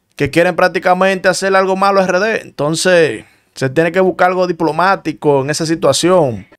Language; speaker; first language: Spanish; native; Spanish